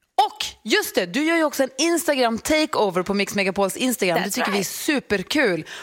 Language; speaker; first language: Swedish; native; Swedish